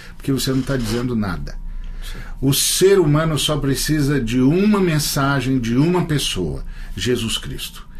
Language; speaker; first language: Portuguese; native; Portuguese